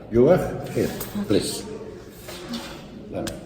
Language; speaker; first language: English; non-native, learner; Spanish